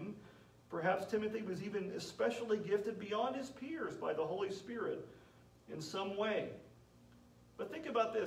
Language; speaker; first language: English; native; English